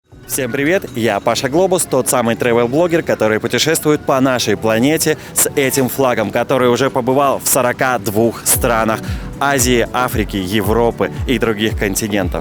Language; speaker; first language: Russian; native; Russian